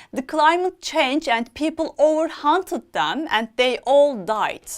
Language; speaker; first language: English; non-native, fluent; Turkish